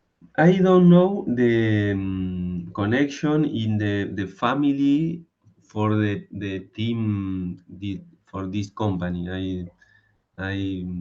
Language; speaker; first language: English; non-native, learner; Spanish